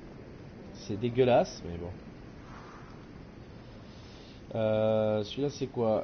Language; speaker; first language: French; native; French